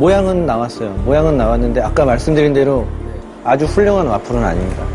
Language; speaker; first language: Korean; native; Korean